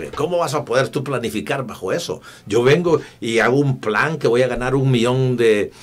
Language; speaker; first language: Spanish; native; Spanish